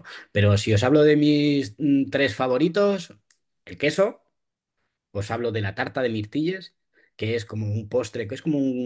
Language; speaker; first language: Spanish; native; Spanish